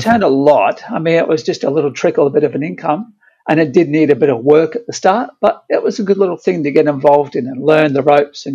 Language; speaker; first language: English; native; English